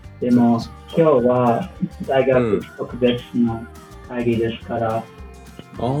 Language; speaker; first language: Japanese; non-native, learner; English